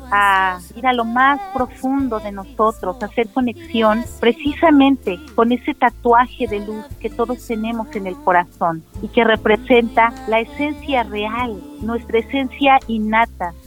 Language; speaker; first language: Spanish; native; Spanish